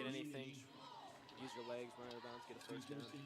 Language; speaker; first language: English; native; English